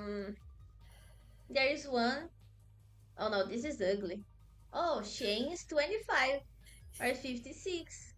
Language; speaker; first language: English; non-native, fluent; Portuguese